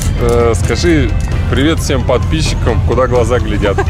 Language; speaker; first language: Russian; native; Russian